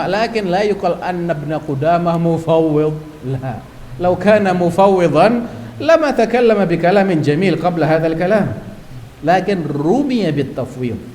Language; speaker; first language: Arabic; non-native, fluent; Indonesian